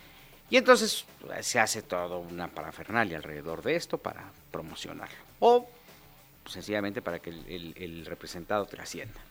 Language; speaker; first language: Spanish; native; Spanish